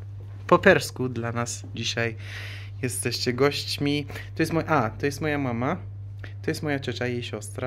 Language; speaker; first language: Polish; non-native, fluent; Persian